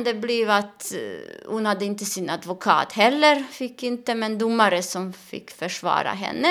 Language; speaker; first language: Swedish; non-native, learner; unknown